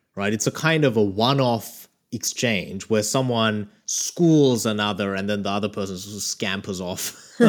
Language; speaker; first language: English; early bilingual, other home language; Korean